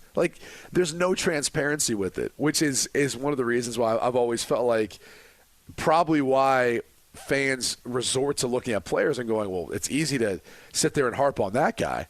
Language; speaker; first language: English; native; English